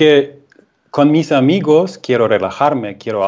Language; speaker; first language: Spanish; non-native, fluent; German